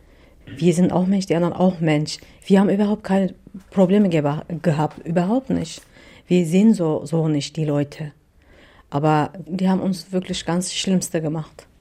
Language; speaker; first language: German; non-native, learner; Turkish